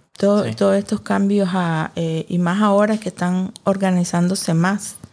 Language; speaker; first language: Spanish; early bilingual, heritage; Spanish